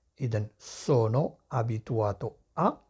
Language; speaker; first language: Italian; non-native, fluent; Arabic